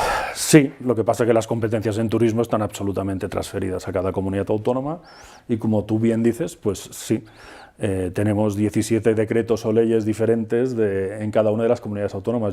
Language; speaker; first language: Spanish; native; Spanish